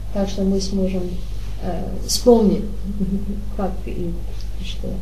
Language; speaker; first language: Russian; non-native, learner; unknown